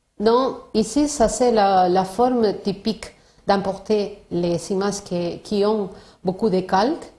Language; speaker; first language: French; non-native, learner; Spanish